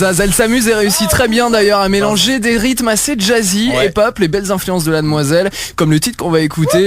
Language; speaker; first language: French; native; French